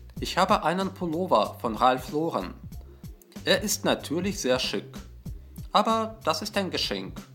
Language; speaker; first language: German; non-native, fluent; Russian